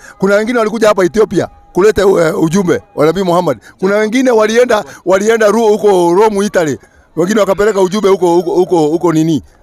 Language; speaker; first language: Swahili; non-native, local second language; Kikuyu